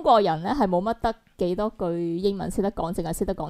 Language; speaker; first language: Cantonese; native; Cantonese